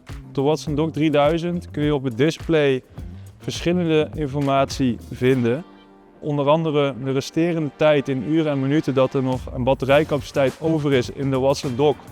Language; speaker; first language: Dutch; native; Dutch